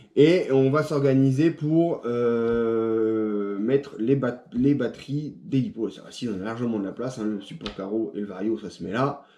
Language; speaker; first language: French; native; French